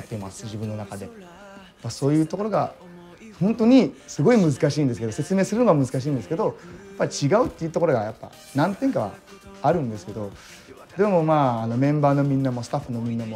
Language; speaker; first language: Japanese; early bilingual, other home language; Filipino